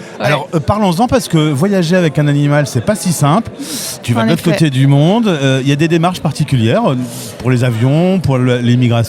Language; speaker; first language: French; native; French